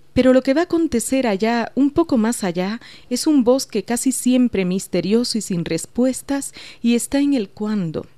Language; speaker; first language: Spanish; native; Spanish